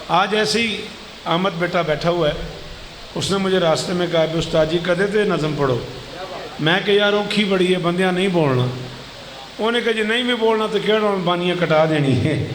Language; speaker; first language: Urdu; non-native, local second language; Punjabi